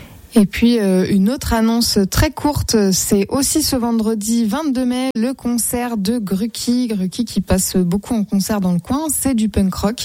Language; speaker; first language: French; native; French